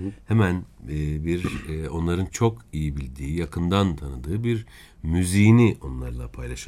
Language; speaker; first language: Turkish; native; Turkish